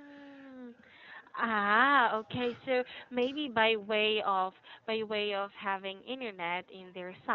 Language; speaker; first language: English; non-native, fluent; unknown